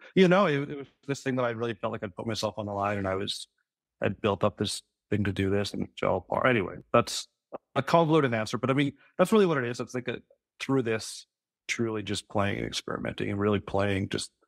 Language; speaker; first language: English; native; English